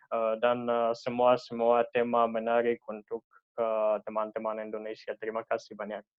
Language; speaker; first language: Indonesian; non-native, learner; Russian